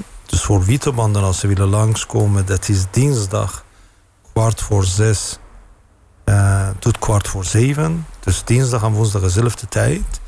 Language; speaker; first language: Dutch; non-native, fluent; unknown